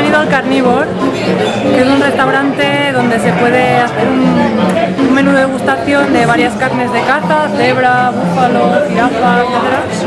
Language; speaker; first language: Spanish; native; Spanish